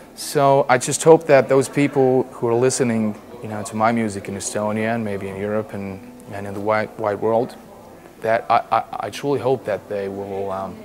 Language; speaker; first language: English; non-native, fluent; Estonian